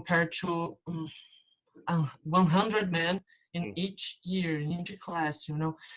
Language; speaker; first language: English; non-native, fluent; Portuguese